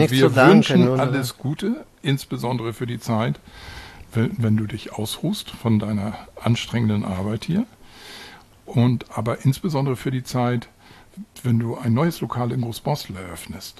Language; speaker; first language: German; native; German